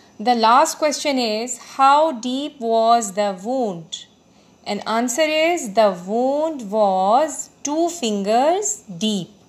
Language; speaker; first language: English; non-native, local second language; Urdu